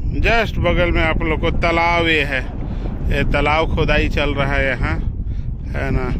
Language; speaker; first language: Hindi; native; Hindi